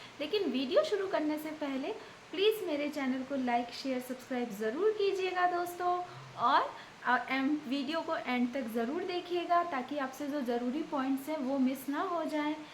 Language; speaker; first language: Hindi; native; Hindi